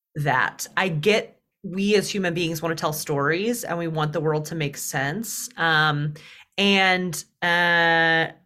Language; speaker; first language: English; native; English